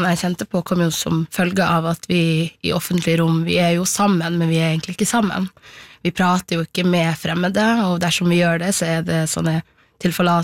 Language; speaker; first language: Norwegian; non-native, local second language; Somali